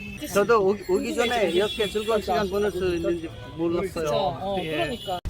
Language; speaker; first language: Korean; non-native, learner; Bangla